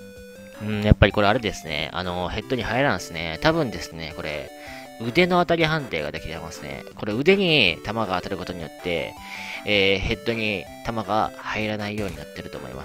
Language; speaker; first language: Japanese; native; Japanese